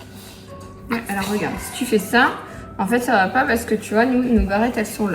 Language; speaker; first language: French; native; French